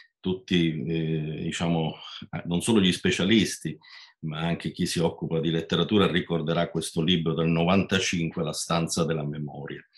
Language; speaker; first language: Italian; native; Italian